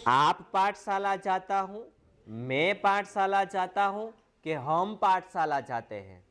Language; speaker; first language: Hindi; non-native, local second language; Gujarati